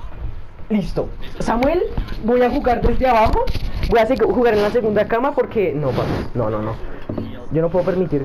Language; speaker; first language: Spanish; native; Spanish